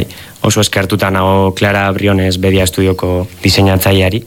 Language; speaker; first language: Basque; native; Basque